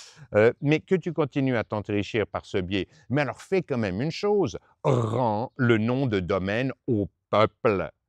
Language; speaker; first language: French; native; French